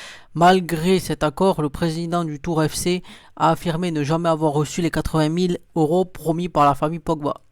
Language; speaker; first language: French; native; French